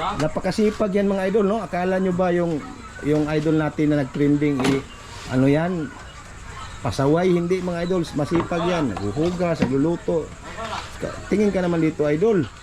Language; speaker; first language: Filipino; non-native, local second language; Cebuano